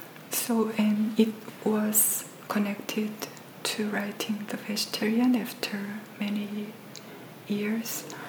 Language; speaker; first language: English; non-native, fluent; Korean